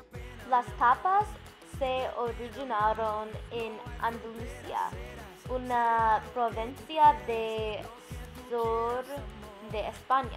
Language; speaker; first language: Spanish; non-native, learner; English